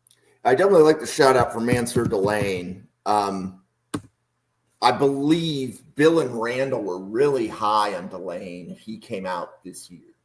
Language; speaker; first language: English; native; English